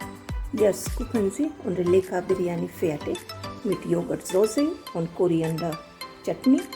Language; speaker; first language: German; non-native, learner; Hindi